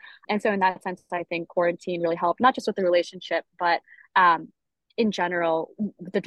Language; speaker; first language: English; native; English